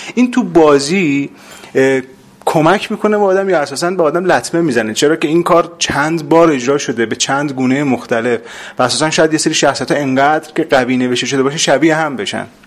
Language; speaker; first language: Persian; native; Persian